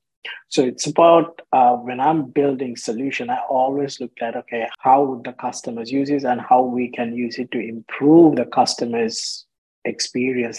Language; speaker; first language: English; non-native, local second language; Sinhala